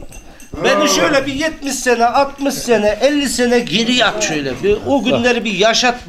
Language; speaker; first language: Turkish; native; Turkish